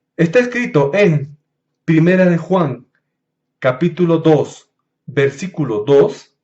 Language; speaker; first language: Spanish; native; Spanish